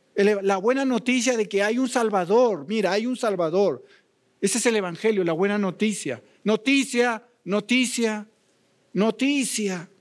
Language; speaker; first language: Spanish; native; Spanish